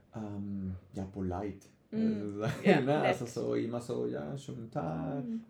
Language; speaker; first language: German; non-native, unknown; Spanish